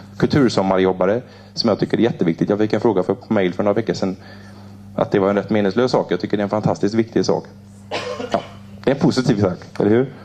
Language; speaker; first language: Swedish; native; Swedish